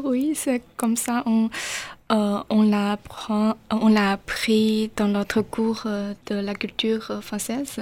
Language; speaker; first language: French; non-native, learner; Chinese